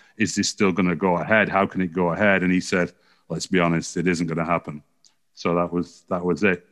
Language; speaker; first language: English; native; English